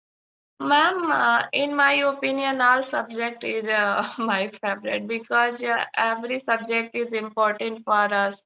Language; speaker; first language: English; non-native, learner; Hindi